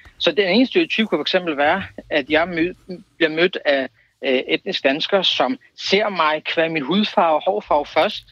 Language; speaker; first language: Danish; early bilingual, other home language; Kurdish